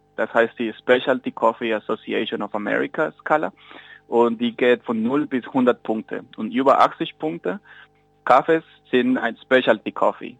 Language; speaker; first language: German; non-native, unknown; Spanish